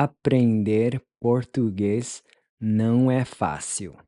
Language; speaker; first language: Portuguese; non-native, fluent; English